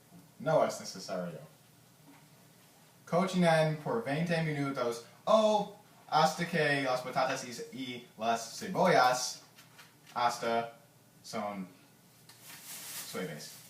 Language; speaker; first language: Spanish; non-native, learner; English